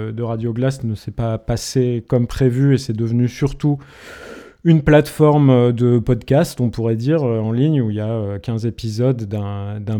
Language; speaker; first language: French; native; French